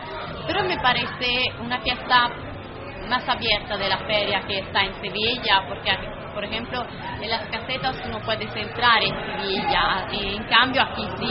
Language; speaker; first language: Spanish; non-native, fluent; Italian